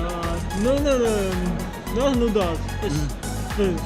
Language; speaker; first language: English; non-native, learner; Chinese